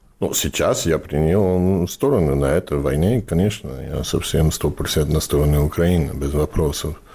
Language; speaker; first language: Russian; non-native, fluent; English